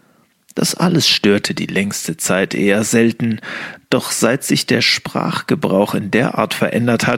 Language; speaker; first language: German; native; German